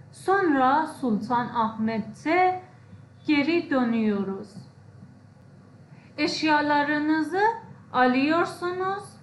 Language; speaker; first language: Turkish; non-native, fluent; Persian